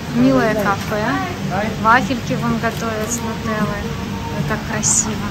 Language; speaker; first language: Russian; non-native, local second language; Belarusian